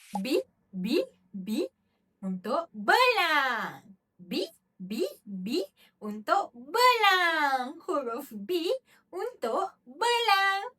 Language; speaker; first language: Malay; native; Malay